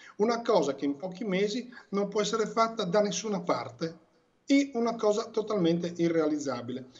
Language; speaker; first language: Italian; native; Italian